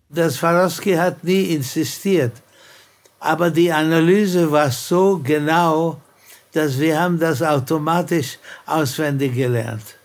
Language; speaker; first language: German; non-native, fluent; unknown